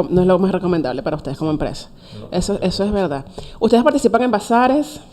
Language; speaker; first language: Spanish; native; Spanish